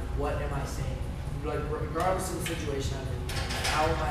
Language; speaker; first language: English; native; English